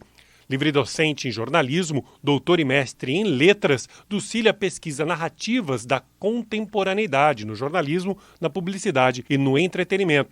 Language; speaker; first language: Portuguese; native; Portuguese